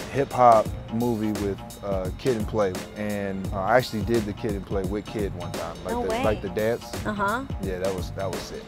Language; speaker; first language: English; native; English